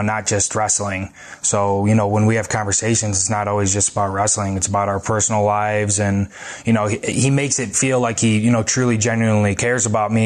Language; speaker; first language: English; native; English